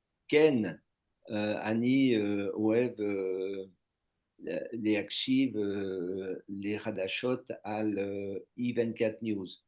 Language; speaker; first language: Hebrew; non-native, learner; French